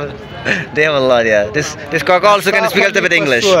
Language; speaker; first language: English; non-native, fluent; Persian